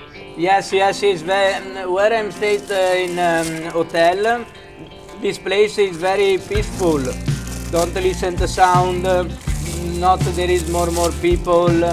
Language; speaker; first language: English; non-native, learner; Italian